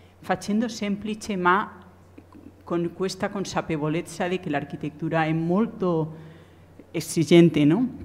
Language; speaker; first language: Italian; non-native, learner; Spanish